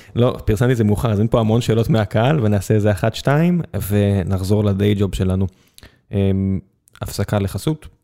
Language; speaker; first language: Hebrew; native; Hebrew